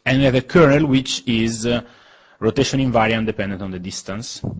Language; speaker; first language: English; non-native, fluent; Italian